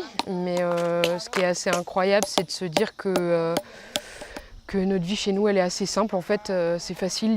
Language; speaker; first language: French; native; French